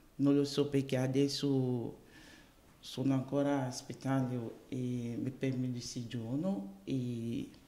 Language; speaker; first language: Italian; non-native, learner; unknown